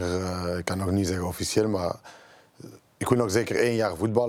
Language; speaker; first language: Dutch; non-native, local second language; French